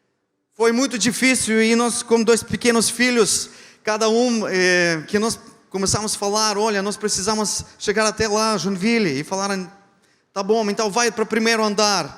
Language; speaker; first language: Portuguese; non-native, fluent; Ukrainian